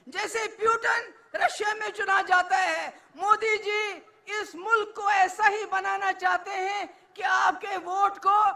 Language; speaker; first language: Hindi; native; Hindi